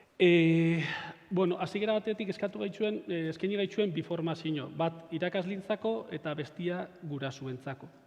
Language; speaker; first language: Basque; native; Basque